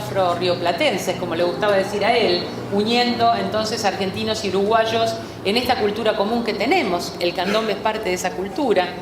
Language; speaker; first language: Spanish; native; Spanish